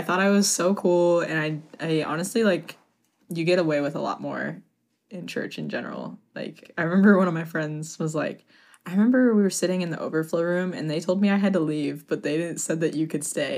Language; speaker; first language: English; native; English